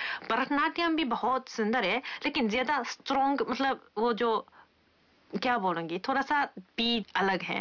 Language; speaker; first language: Hindi; non-native, fluent; Japanese